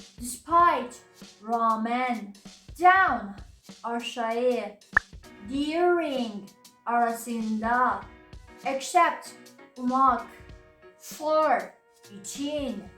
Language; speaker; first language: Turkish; non-native, learner; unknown